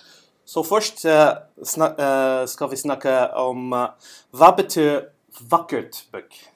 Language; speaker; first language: Norwegian; non-native, learner; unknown